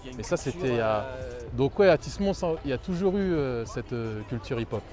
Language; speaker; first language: French; native; French